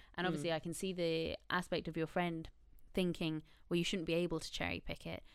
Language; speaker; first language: English; native; English